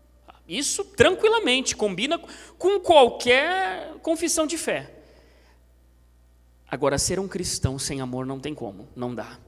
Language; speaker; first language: Portuguese; native; Portuguese